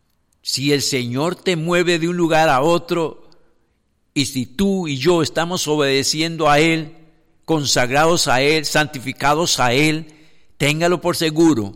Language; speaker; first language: Spanish; native; Spanish